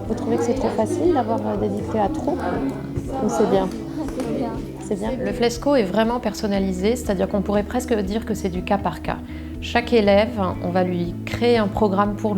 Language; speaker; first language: French; native; French